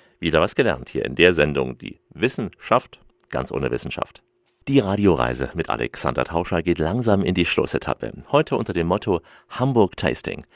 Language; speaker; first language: German; native; German